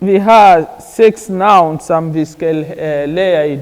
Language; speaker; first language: Swedish; non-native, fluent; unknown